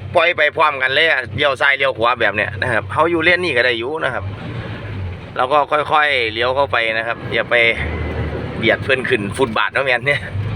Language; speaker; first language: Thai; non-native, local second language; Northeastern Thai